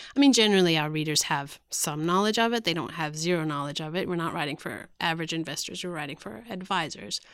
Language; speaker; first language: English; native; English